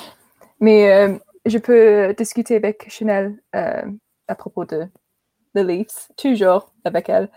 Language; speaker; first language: French; non-native, learner; English